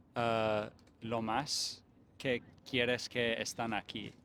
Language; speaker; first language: Spanish; non-native, learner; English